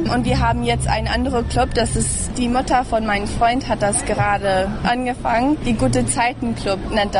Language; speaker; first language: German; early bilingual, heritage; English